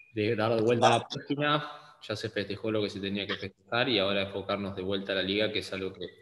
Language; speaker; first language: Spanish; native; Spanish